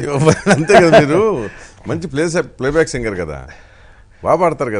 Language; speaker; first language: Telugu; native; Telugu